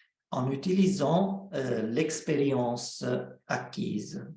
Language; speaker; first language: French; non-native, fluent; Italian